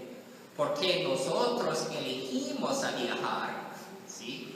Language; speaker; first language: Spanish; non-native, learner; English